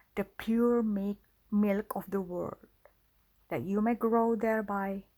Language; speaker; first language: English; non-native, fluent; Indonesian